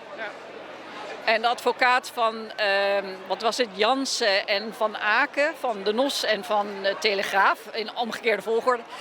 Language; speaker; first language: Dutch; native; Dutch